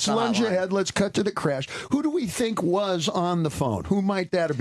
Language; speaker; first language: English; native; English